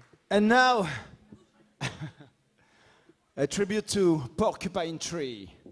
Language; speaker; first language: English; non-native, learner; French